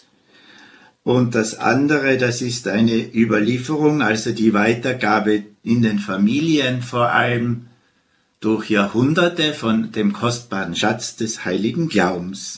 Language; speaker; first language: German; native; German